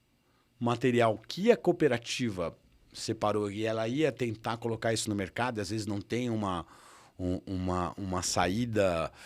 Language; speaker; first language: Portuguese; native; Portuguese